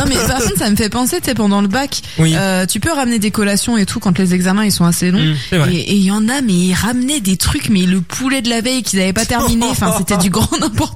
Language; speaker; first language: French; native; French